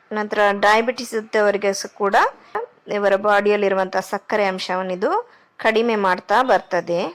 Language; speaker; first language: Kannada; non-native, local second language; Konkani